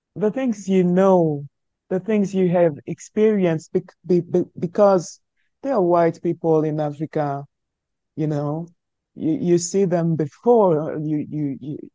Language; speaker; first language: English; non-native, local second language; French